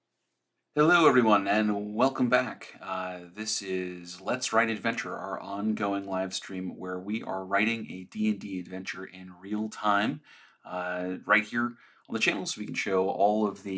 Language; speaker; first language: English; native; English